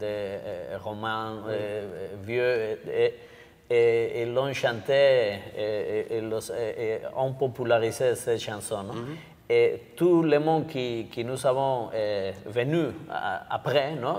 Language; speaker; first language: French; non-native, learner; Basque